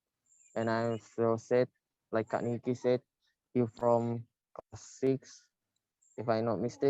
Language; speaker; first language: English; non-native, learner; Indonesian